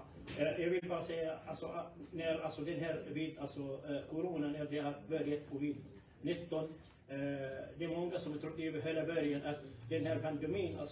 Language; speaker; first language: Swedish; non-native, fluent; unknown